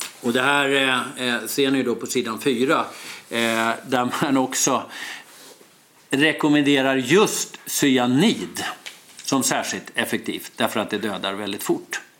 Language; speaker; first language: Swedish; native; Swedish